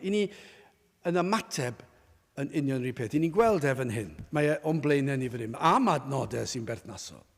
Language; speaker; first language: Welsh; native; Welsh